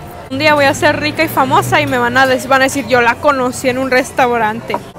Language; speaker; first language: Spanish; early bilingual, heritage; Spanish